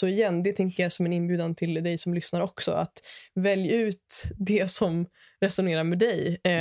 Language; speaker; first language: Swedish; native; Swedish